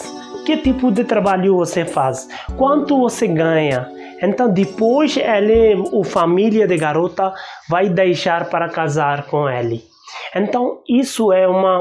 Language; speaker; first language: Portuguese; non-native, learner; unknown